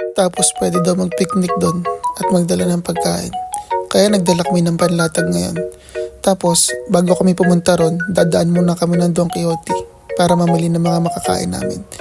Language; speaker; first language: Filipino; native; Filipino